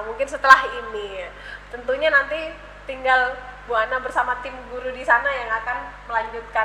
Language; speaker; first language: Indonesian; native; Indonesian